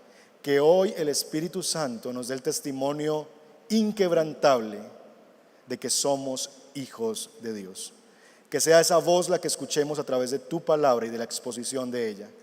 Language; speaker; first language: Spanish; native; Spanish